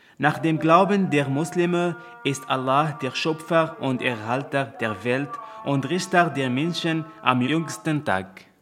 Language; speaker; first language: German; non-native, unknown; Arabic